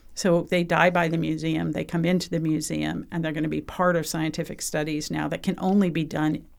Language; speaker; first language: English; native; English